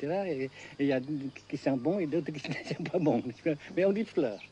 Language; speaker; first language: French; non-native, fluent; Vietnamese